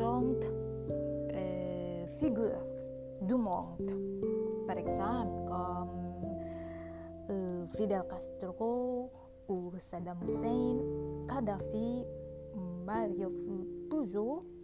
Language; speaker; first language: French; non-native, learner; Indonesian